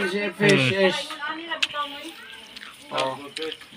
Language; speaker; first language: English; non-native, learner; Cebuano